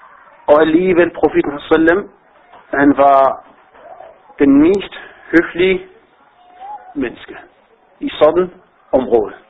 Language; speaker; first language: Danish; non-native, fluent; Arabic